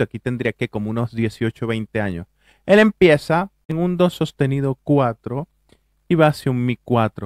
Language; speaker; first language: Spanish; native; Spanish